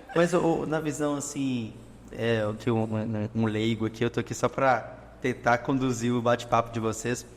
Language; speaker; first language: Portuguese; native; Portuguese